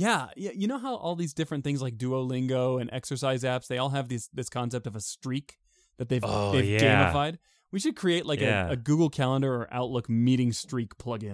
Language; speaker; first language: English; native; English